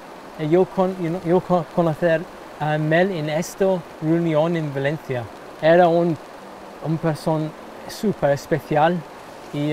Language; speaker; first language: Spanish; non-native, learner; English